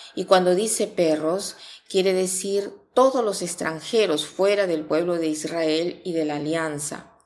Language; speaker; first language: Spanish; non-native, fluent; Italian